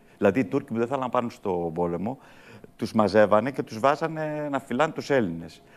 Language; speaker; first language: Greek; early bilingual, heritage; Greek